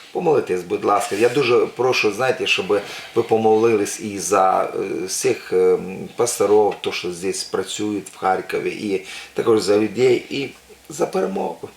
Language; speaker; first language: Ukrainian; non-native, local second language; Russian